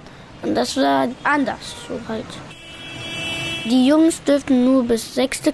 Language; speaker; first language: German; early bilingual, other home language; Pashto